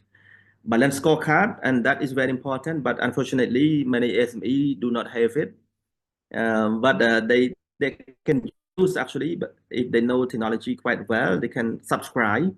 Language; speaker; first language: English; non-native, fluent; Thai